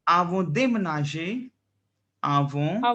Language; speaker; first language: French; non-native, fluent; Hindi